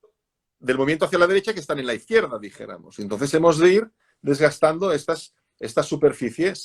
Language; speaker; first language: Spanish; native; Spanish